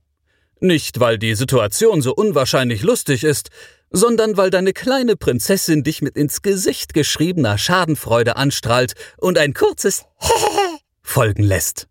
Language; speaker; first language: German; native; German